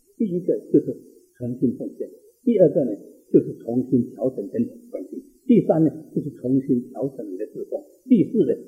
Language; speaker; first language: Chinese; native; Chinese